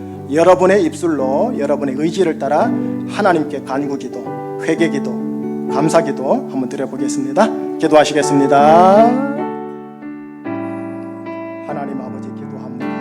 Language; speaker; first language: Korean; native; Korean